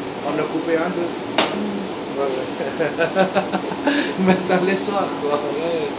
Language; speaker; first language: French; non-native, learner; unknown